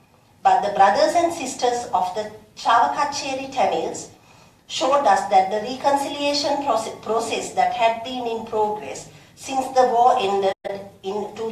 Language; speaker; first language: English; non-native, local second language; Sinhala